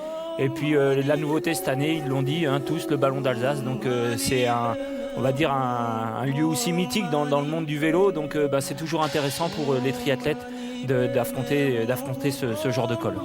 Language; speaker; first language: French; native; French